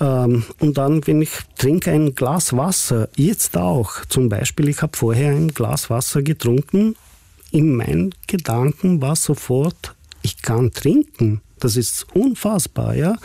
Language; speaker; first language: German; non-native, fluent; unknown